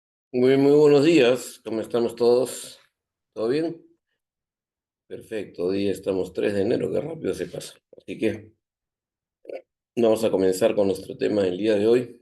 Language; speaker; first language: Spanish; native; Spanish